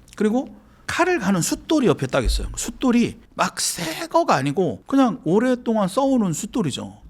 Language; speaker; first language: Korean; native; Korean